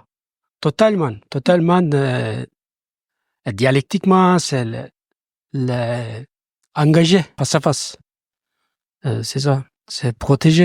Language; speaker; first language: French; non-native, learner; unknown